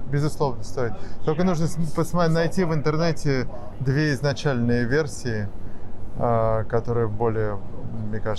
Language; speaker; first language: Russian; native; Russian